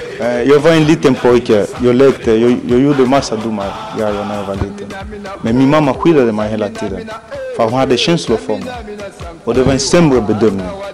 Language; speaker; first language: Swedish; non-native, fluent; Lingala